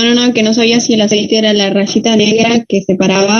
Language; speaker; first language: Spanish; native; Spanish